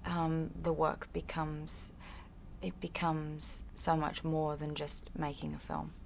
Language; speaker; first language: English; native; English